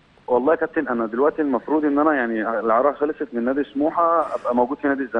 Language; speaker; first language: Arabic; native; Arabic